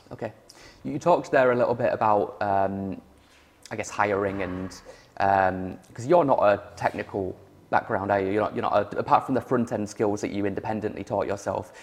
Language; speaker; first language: English; native; English